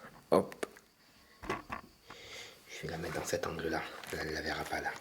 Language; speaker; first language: French; native; French